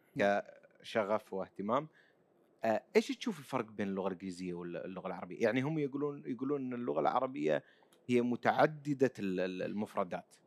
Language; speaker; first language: Arabic; native; Arabic